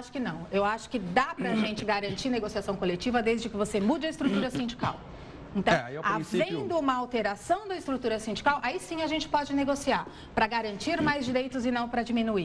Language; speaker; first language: Portuguese; native; Portuguese